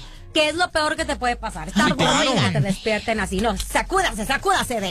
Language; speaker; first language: Spanish; native; Spanish